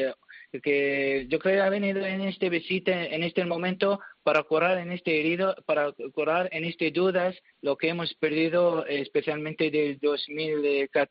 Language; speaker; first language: Spanish; non-native, learner; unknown